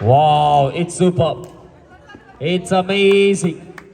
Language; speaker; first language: English; non-native, local second language; Malayalam